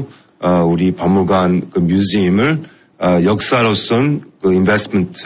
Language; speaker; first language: Korean; non-native, fluent; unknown